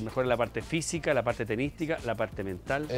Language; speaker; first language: Spanish; native; Spanish